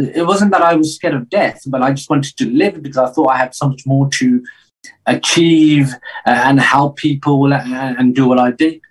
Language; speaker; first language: English; native; English